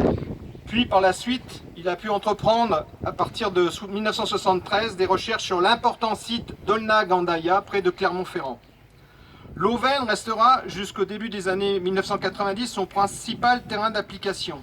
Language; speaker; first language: French; native; French